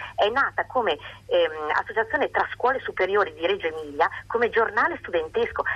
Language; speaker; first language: Italian; native; Italian